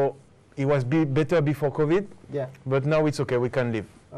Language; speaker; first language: English; non-native, fluent; French